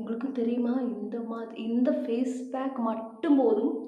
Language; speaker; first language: Tamil; non-native, learner; Malayalam